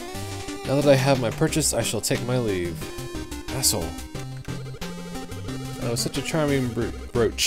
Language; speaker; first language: English; native; English